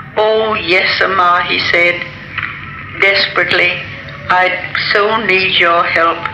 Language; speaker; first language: English; native; English